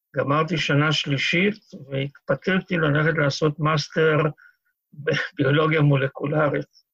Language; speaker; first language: Hebrew; native; Hebrew